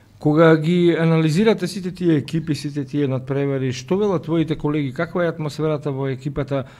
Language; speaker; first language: Macedonian; native; Macedonian